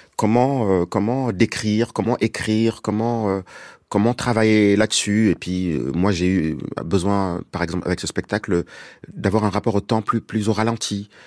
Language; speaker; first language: French; non-native, local second language; Wolof